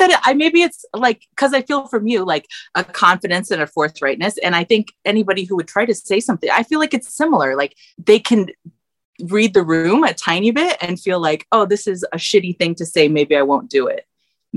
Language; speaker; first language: English; native; English